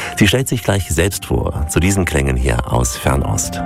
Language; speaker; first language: German; native; German